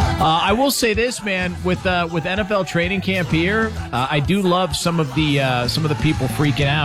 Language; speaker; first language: English; native; English